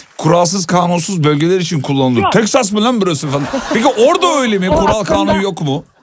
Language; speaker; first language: Turkish; native; Turkish